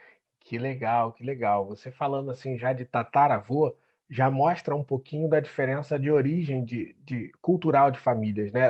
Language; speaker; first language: Portuguese; native; Portuguese